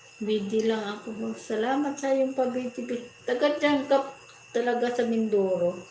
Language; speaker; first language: Filipino; non-native, local second language; Waray